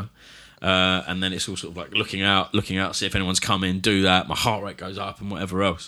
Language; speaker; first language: English; native; English